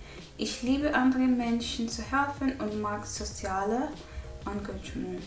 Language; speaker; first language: German; non-native, learner; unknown